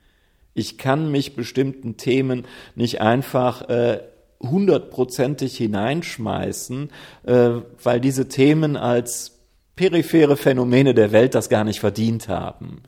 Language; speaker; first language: German; native; German